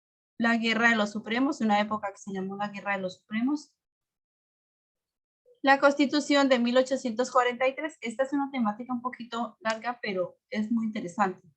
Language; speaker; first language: Spanish; native; Spanish